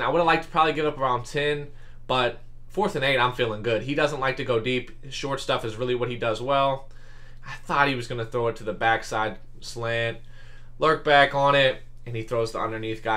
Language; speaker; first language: English; native; English